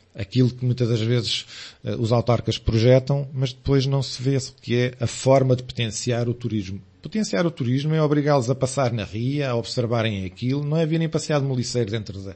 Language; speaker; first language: Portuguese; native; Portuguese